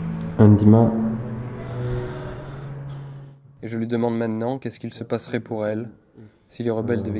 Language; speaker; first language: French; native; French